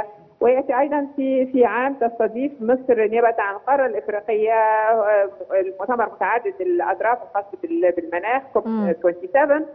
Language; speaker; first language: Arabic; native; Arabic